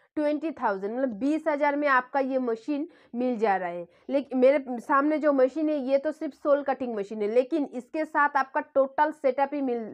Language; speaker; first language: Hindi; non-native, local second language; Bangla